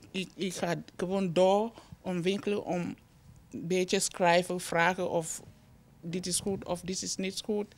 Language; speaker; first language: Dutch; non-native, learner; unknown